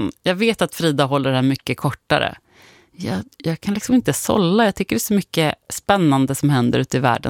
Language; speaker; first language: Swedish; native; Swedish